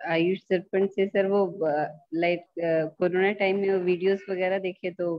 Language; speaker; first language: Hindi; native; Hindi